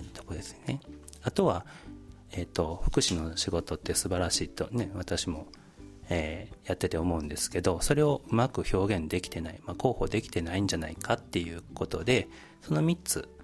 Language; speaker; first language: Japanese; native; Japanese